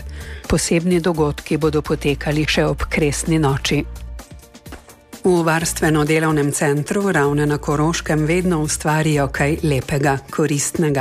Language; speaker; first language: Slovenian; native; Slovenian